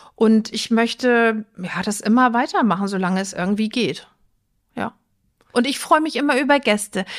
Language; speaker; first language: German; native; German